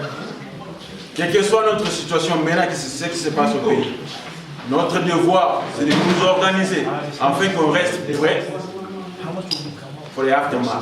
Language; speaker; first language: French; non-native, local second language; Lingala